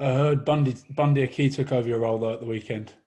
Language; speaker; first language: English; native; English